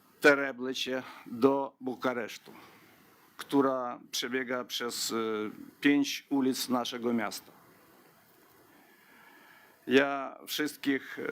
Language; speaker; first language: Polish; non-native, learner; Ukrainian